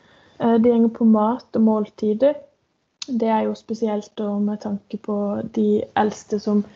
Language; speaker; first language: Norwegian; native; Norwegian